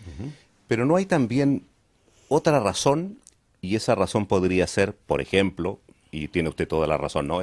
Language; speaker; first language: Spanish; native; Spanish